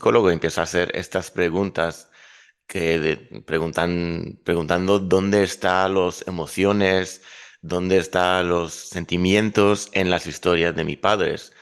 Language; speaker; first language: Spanish; non-native, fluent; Hebrew